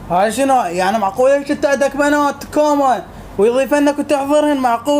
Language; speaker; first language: Arabic; native; Arabic